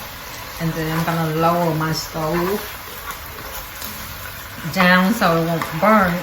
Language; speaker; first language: English; early bilingual, other home language; Vietnamese